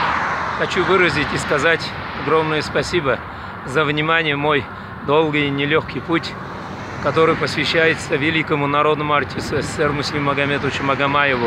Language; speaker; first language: Russian; non-native, local second language; Uzbek